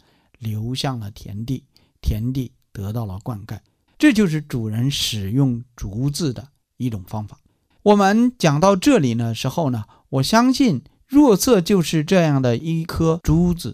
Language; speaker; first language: Chinese; native; Chinese